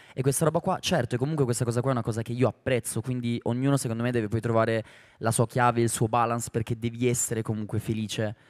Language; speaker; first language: Italian; native; Italian